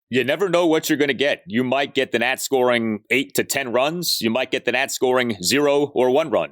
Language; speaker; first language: English; native; English